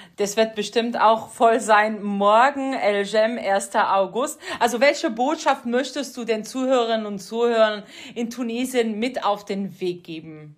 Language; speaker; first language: German; non-native, fluent; Arabic